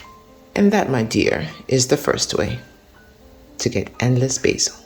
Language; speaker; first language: English; native; English